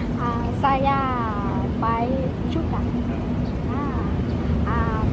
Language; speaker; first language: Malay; non-native, learner; Thai